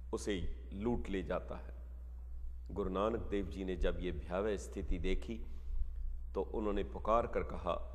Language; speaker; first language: Hindi; non-native, local second language; Punjabi